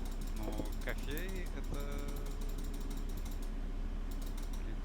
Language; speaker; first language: Russian; non-native, learner; English